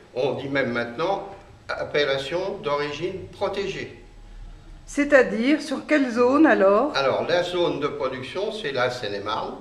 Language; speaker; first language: French; native; French